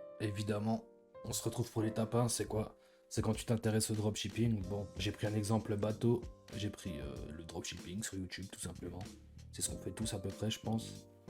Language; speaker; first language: French; native; French